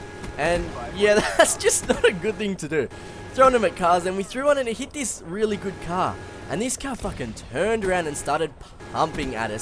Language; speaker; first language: English; native; English